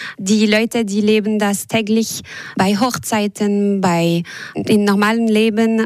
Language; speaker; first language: German; non-native, local second language; French